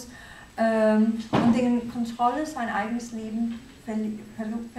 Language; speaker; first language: German; non-native, fluent; Danish